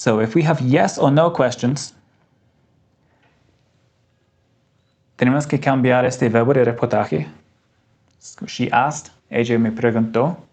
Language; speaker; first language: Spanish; non-native, fluent; English